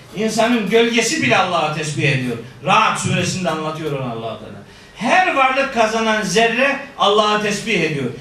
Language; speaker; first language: Turkish; native; Turkish